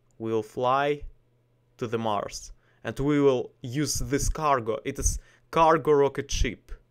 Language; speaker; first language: English; non-native, learner; Russian